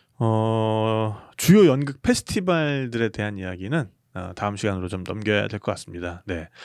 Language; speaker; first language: Korean; native; Korean